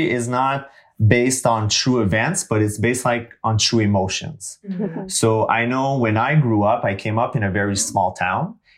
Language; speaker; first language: English; non-native, fluent; French